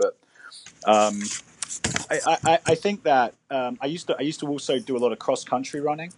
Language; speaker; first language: English; native; English